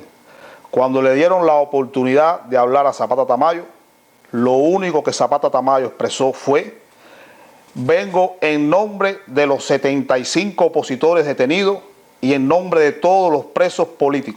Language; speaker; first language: Spanish; native; Spanish